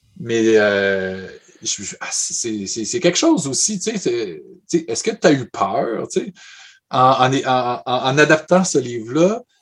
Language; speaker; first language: French; native; French